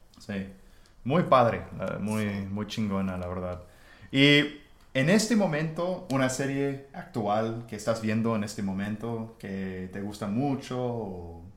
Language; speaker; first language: Spanish; non-native, fluent; English